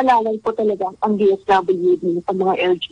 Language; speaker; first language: Filipino; native; Filipino